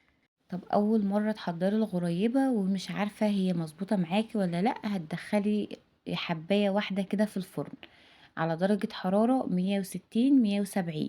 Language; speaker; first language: Arabic; native; Arabic